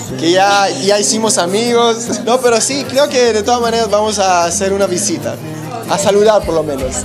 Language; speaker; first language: Spanish; non-native, fluent; Hebrew